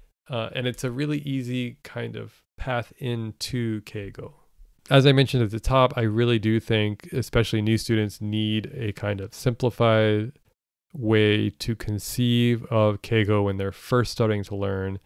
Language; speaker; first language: English; native; English